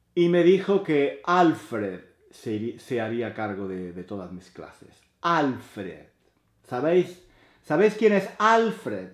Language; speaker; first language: Spanish; native; Spanish